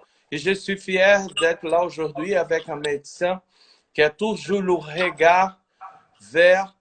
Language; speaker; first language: French; non-native, fluent; Portuguese